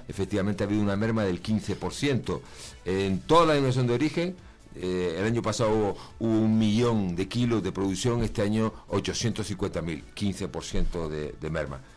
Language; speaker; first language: Spanish; native; Spanish